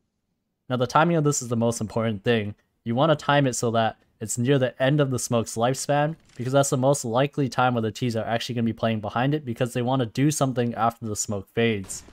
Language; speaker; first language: English; native; English